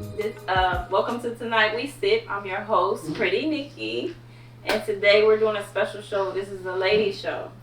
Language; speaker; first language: English; native; English